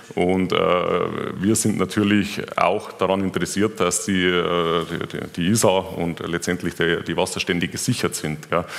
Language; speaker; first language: German; native; German